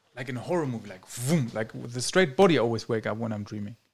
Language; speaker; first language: English; non-native, fluent; German